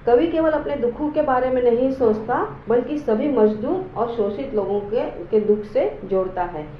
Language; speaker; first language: Hindi; non-native, local second language; Marathi